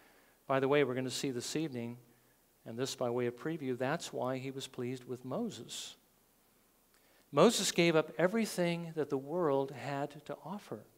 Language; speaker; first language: English; native; English